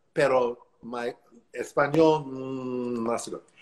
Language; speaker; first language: Spanish; non-native, learner; English